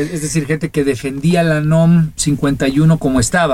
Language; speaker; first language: Spanish; native; Spanish